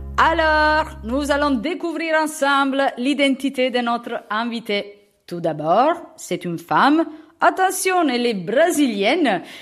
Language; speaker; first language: French; non-native, fluent; Italian